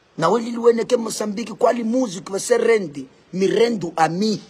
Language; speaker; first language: Portuguese; non-native, local second language; Makhuwa